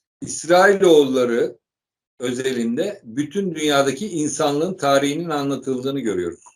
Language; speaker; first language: Turkish; native; Turkish